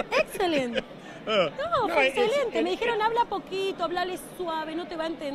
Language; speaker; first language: Spanish; native; Spanish